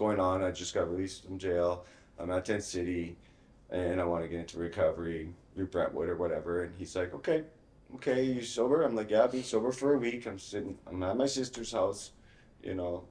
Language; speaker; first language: English; native; English